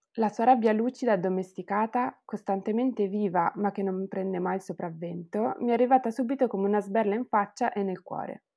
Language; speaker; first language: Italian; native; Italian